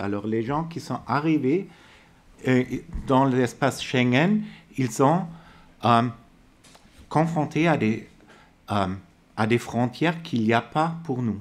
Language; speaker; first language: French; non-native, fluent; German